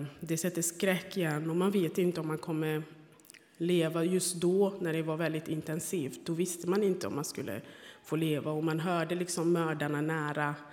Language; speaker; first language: Swedish; non-native, fluent; Rundi